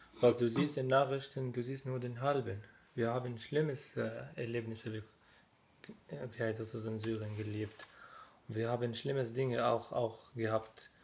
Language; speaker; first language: German; non-native, learner; Arabic